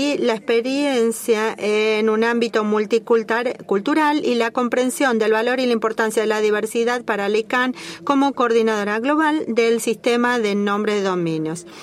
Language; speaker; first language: Spanish; native; Spanish